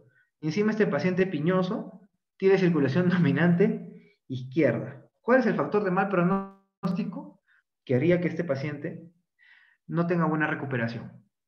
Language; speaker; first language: Spanish; native; Spanish